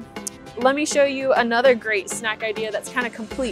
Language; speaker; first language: English; native; English